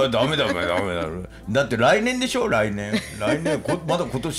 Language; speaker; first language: Japanese; native; Japanese